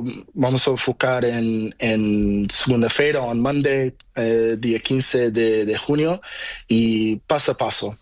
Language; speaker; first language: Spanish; non-native, learner; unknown